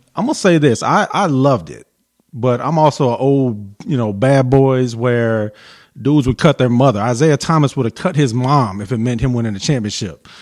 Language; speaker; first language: English; native; English